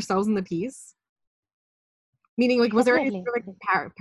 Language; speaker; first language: English; native; English